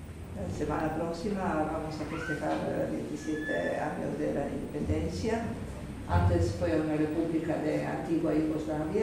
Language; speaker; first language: Spanish; non-native, learner; Slovenian